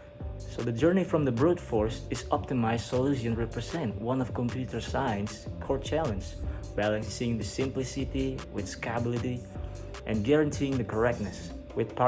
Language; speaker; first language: English; non-native, learner; Indonesian